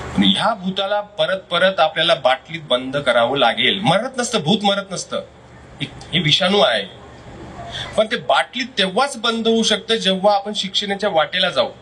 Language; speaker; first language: Marathi; non-native, local second language; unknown